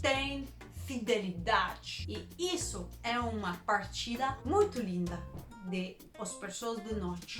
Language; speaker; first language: Portuguese; non-native, learner; Danish